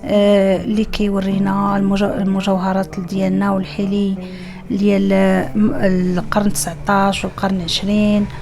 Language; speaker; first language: Arabic; native; Arabic